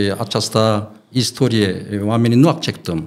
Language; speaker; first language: Romanian; non-native, learner; Korean